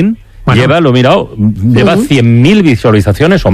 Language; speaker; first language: Spanish; native; Spanish